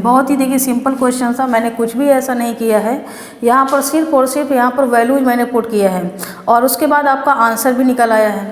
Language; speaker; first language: Hindi; native; Hindi